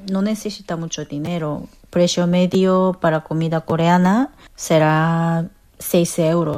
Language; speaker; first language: Spanish; non-native, learner; Korean